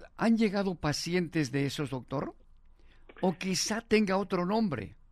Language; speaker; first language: Spanish; native; Spanish